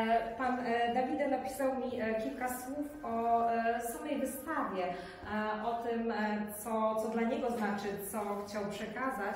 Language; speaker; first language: Polish; native; Polish